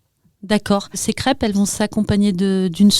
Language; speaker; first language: French; native; French